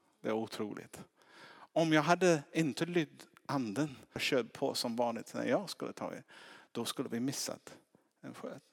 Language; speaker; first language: Swedish; non-native, fluent; English